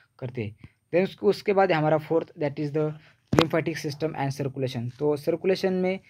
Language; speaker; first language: Hindi; non-native, local second language; Marathi